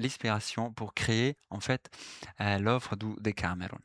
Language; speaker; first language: French; native; French